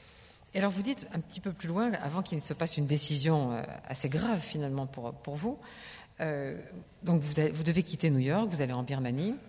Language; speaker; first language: French; native; French